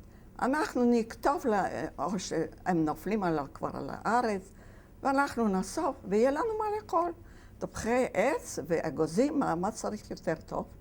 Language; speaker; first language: Hebrew; non-native, fluent; Polish